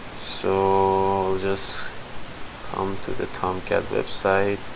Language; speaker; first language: English; non-native, fluent; Persian